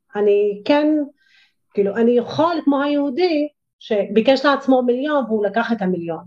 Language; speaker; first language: Hebrew; non-native, local second language; Arabic